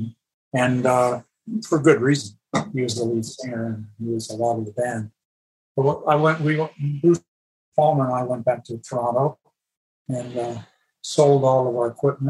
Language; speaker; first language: English; native; English